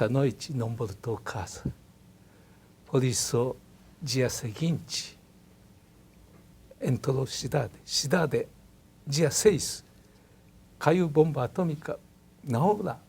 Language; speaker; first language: Portuguese; non-native, learner; Japanese